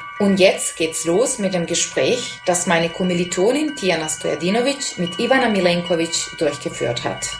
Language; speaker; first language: German; non-native, fluent; Serbian